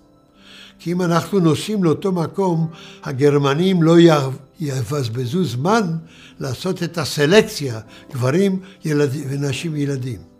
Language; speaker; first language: Hebrew; early bilingual, other home language; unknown